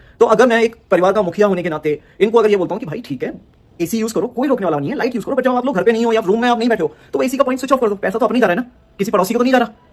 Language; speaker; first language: Hindi; native; Hindi